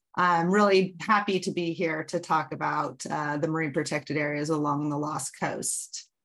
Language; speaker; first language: English; native; English